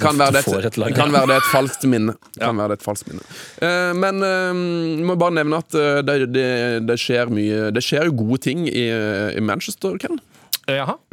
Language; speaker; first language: Norwegian; native; Norwegian